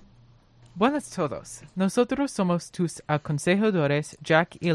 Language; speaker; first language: Spanish; non-native, learner; English